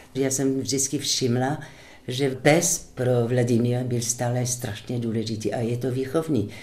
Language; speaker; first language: Czech; non-native, fluent; French